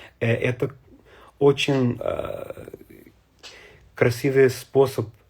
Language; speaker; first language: Russian; non-native, learner; English